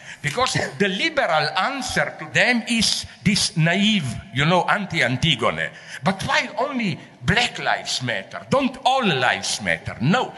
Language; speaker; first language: English; non-native, fluent; Slovenian